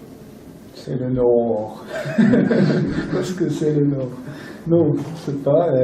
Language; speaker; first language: French; non-native, local second language; German